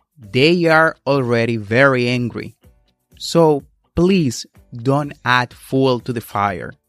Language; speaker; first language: English; non-native, fluent; Spanish